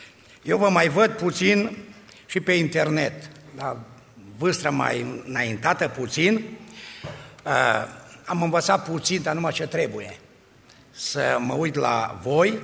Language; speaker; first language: Romanian; native; Romanian